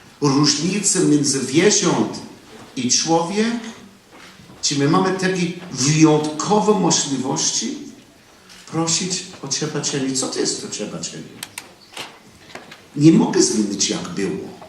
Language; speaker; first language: Polish; non-native, learner; English